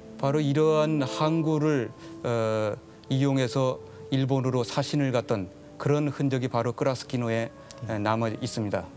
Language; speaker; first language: Korean; native; Korean